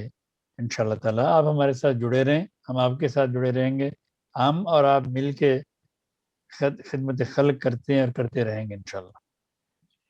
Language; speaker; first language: Urdu; native; Urdu